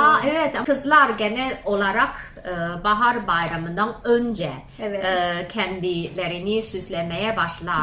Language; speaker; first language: Turkish; non-native, fluent; Chinese